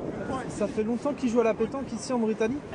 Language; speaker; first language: French; native; French